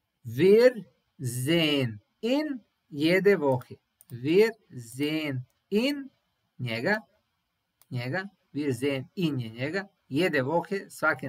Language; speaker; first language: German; non-native, learner; Serbian